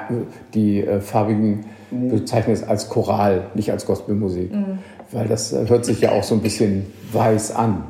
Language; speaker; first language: German; native; German